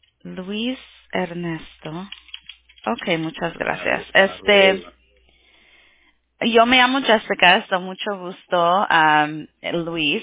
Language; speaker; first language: Spanish; early bilingual, heritage; Spanish